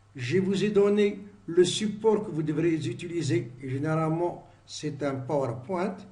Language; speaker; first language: French; non-native, local second language; Arabic